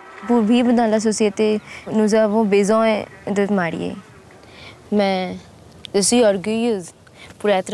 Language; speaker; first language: French; non-native, fluent; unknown